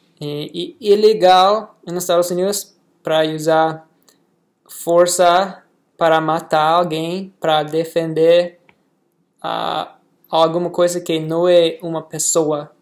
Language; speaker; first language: Portuguese; non-native, learner; English